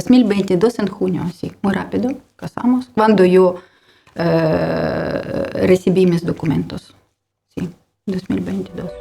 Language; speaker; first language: Spanish; non-native, learner; Ukrainian